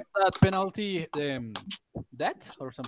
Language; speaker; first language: English; non-native, learner; Spanish